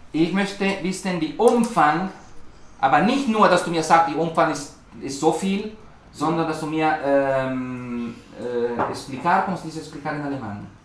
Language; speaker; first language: German; non-native, learner; Spanish